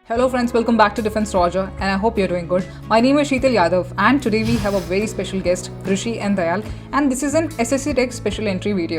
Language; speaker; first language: English; non-native, local second language; Hindi